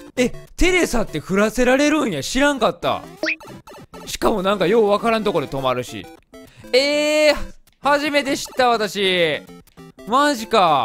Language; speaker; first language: Japanese; native; Japanese